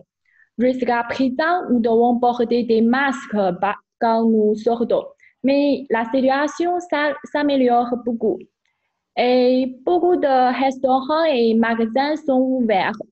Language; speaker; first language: French; non-native, fluent; Chinese